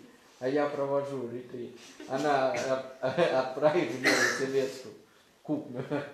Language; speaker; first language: Russian; non-native, learner; Thai